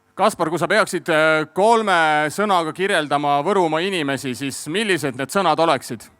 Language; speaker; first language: Estonian; native; Estonian